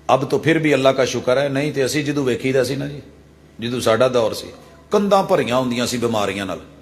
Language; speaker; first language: Urdu; non-native, local second language; Punjabi